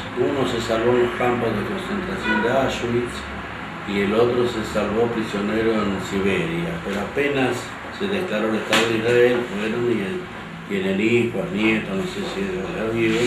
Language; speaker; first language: Spanish; native; Spanish